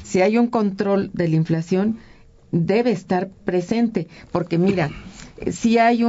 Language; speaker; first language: Spanish; native; Spanish